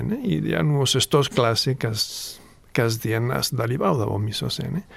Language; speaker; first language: Lithuanian; non-native, fluent; Catalan